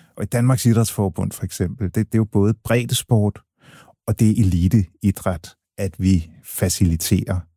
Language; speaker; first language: Danish; early bilingual, other home language; English